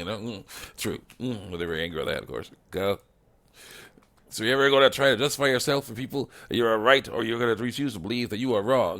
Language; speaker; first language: English; native; English